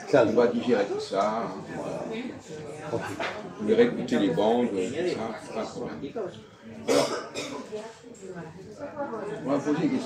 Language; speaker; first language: French; native; French